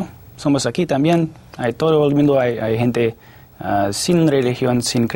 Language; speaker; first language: Spanish; non-native, fluent; English